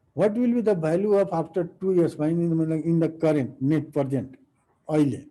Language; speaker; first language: English; non-native, local second language; Nepali